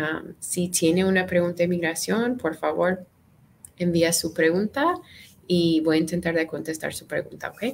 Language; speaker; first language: Spanish; non-native, fluent; English